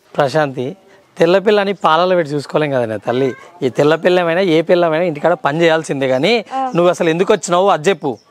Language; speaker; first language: Telugu; native; Telugu